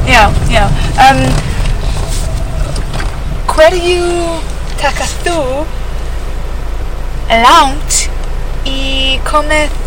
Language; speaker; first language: Icelandic; non-native, learner; English